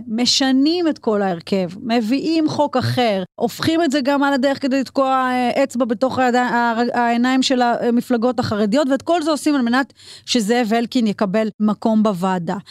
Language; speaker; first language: Hebrew; native; Hebrew